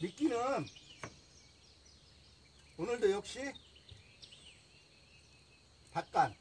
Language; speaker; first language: Korean; native; Korean